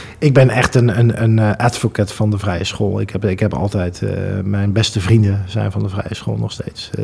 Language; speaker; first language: Dutch; native; Dutch